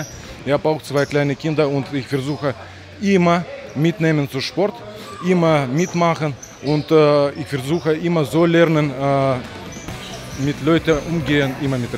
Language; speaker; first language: German; non-native, learner; Russian